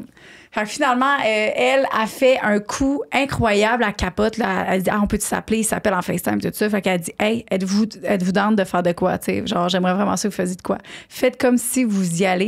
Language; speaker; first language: French; native; French